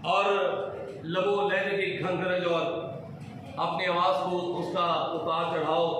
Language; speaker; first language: Urdu; non-native, local second language; Punjabi